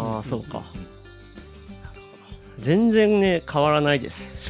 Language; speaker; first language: Japanese; native; Japanese